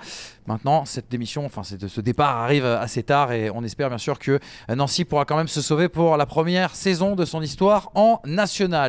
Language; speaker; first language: French; native; French